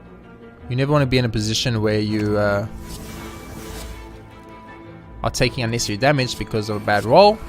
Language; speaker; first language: English; native; English